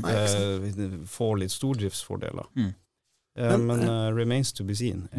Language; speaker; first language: Norwegian; native; Norwegian